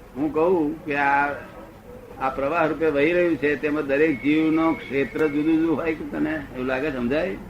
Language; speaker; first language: Gujarati; native; Gujarati